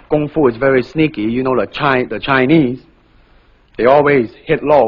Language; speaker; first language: English; non-native, local second language; Cantonese